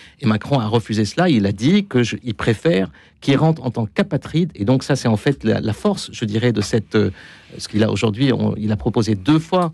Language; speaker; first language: French; non-native, local second language; Arabic